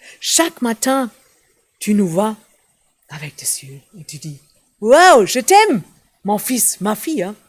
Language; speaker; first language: French; non-native, fluent; German